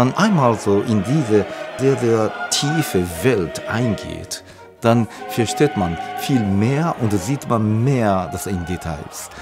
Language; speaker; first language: German; non-native, fluent; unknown